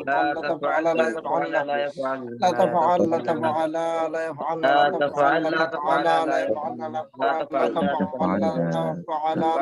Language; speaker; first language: Arabic; non-native, learner; Bangla